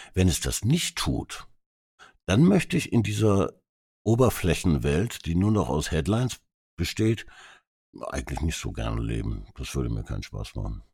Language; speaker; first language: German; early bilingual, other home language; Hungarian